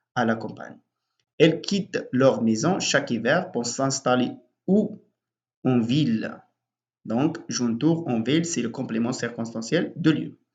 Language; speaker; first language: French; non-native, local second language; Arabic